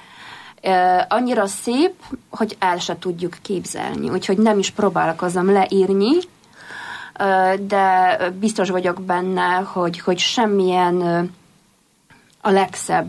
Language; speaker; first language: Hungarian; non-native, fluent; Polish